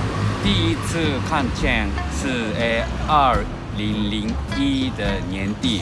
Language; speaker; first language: Chinese; non-native, learner; Japanese